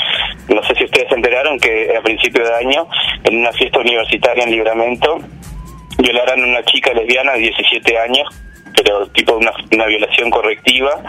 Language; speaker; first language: Spanish; native; Spanish